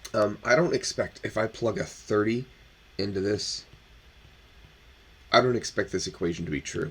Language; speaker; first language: English; native; English